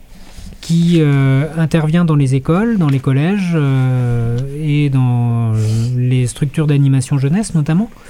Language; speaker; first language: French; native; French